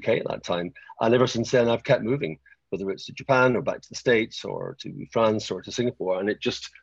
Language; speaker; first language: English; native; English